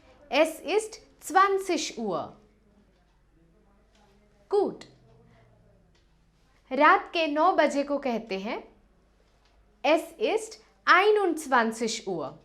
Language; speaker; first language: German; non-native, fluent; Hindi